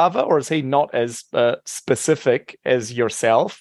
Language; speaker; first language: English; native; English